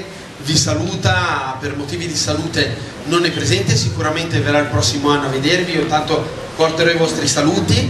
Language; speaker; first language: Italian; native; Italian